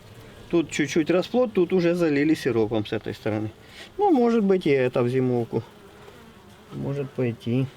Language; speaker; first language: Russian; native; Russian